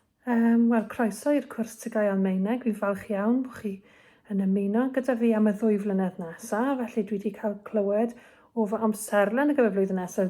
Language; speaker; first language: Welsh; native; Welsh